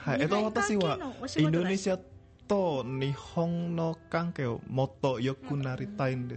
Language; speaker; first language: Japanese; non-native, learner; Indonesian